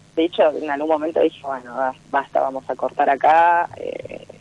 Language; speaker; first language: Spanish; native; Spanish